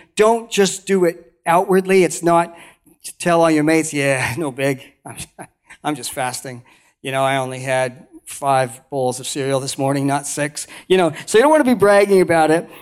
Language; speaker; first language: English; native; English